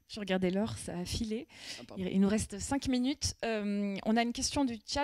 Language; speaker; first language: French; native; French